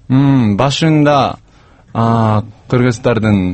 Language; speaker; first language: Kyrgyz; non-native, learner; Japanese